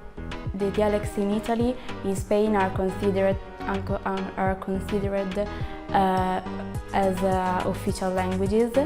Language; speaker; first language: English; non-native, learner; Italian